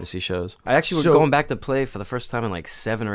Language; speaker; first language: English; native; English